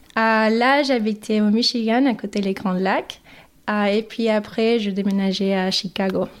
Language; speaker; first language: French; non-native, fluent; English